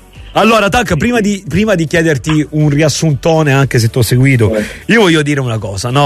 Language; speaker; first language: Italian; native; Italian